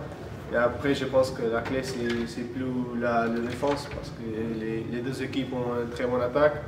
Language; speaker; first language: French; non-native, fluent; Portuguese